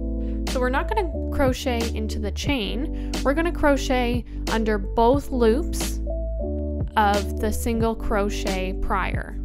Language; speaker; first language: English; native; English